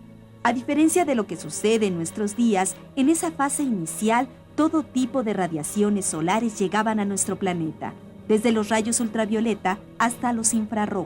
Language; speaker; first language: Spanish; native; Spanish